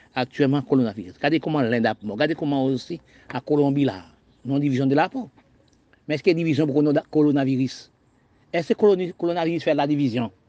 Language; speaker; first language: French; non-native, local second language; Haitian Creole